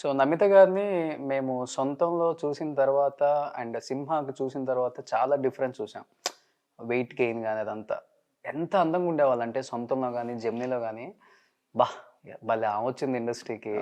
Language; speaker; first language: Telugu; native; Telugu